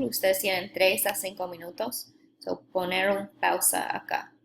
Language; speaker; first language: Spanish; non-native, fluent; English